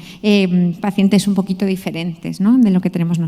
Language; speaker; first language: Spanish; native; Spanish